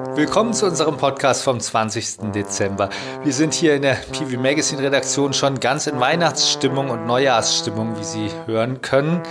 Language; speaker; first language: German; native; German